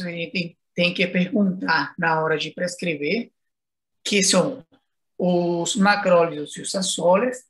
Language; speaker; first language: Portuguese; non-native, fluent; Spanish